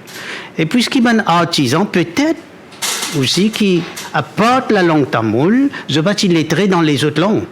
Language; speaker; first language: French; non-native, local second language; Morisyen